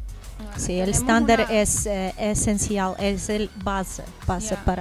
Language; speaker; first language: Spanish; non-native, learner; Portuguese